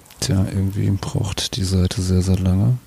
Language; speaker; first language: German; native; German